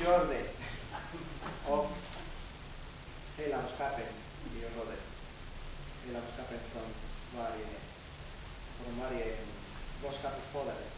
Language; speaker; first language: Swedish; non-native, learner; Spanish